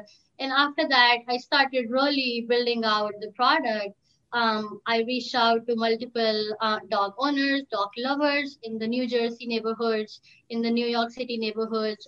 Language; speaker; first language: English; non-native, local second language; Hindi